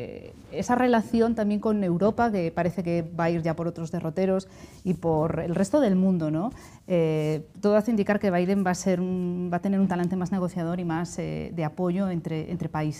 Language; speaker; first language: Spanish; native; Spanish